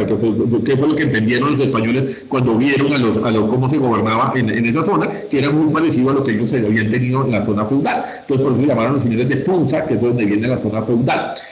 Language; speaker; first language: Spanish; native; Spanish